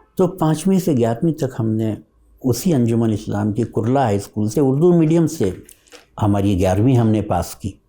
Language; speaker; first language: Urdu; native; Urdu